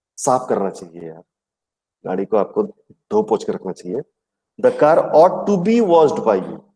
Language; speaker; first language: Hindi; native; Hindi